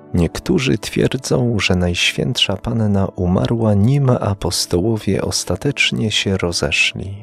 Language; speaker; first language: Polish; native; Polish